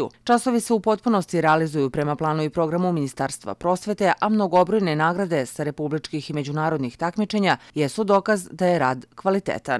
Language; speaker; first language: Serbian; native; Serbian